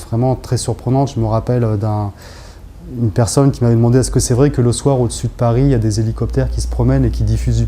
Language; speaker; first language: French; native; French